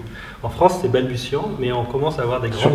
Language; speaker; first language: French; native; French